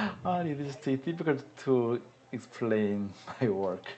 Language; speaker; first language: English; non-native, learner; Korean